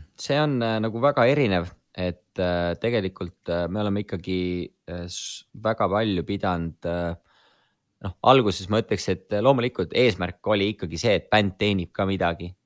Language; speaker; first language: Estonian; native; Estonian